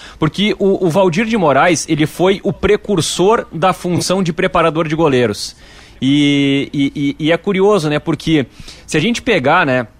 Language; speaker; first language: Portuguese; native; Portuguese